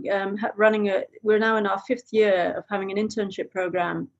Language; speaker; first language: English; native; English